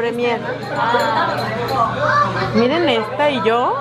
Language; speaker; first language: Spanish; native; Spanish